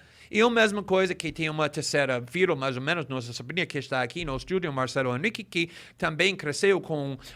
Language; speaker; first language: Portuguese; non-native, fluent; English